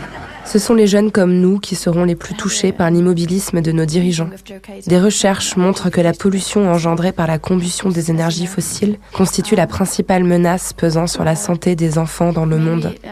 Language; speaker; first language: French; native; French